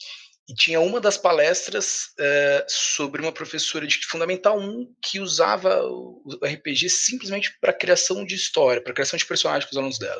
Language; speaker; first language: Portuguese; native; Portuguese